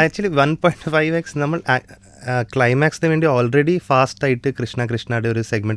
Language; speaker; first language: Malayalam; non-native, fluent; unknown